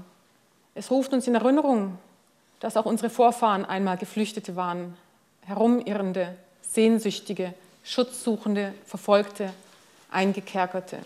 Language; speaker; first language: German; non-native, fluent; Hungarian